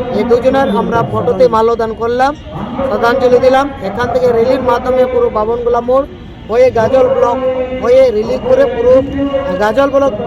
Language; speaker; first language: Bangla; non-native, local second language; Santali